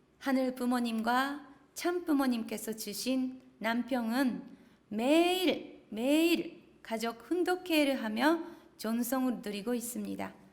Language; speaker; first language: Korean; non-native, fluent; Japanese